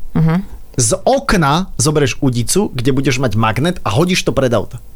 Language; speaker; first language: Slovak; native; Slovak